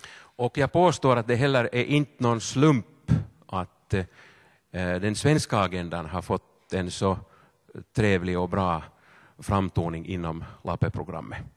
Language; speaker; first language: Swedish; native; Swedish